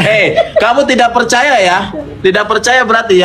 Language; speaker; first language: Indonesian; native; Indonesian